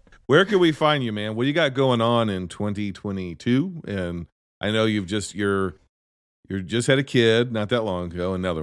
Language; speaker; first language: English; native; English